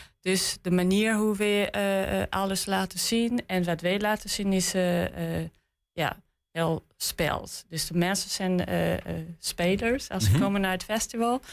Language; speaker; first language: Dutch; non-native, learner; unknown